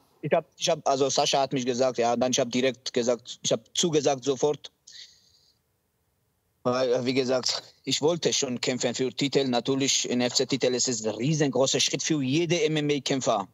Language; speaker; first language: German; non-native, learner; Georgian